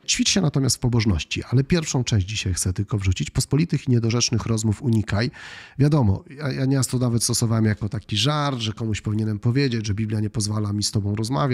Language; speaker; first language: Polish; native; Polish